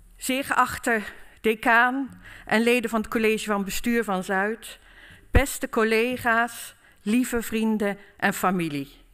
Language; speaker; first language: Dutch; native; Dutch